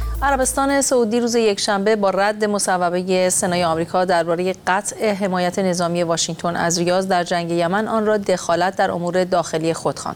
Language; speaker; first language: Persian; native; Persian